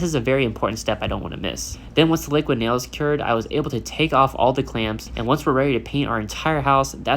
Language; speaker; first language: English; native; English